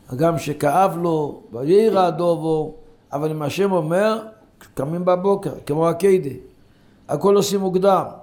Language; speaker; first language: Hebrew; non-native, local second language; Yiddish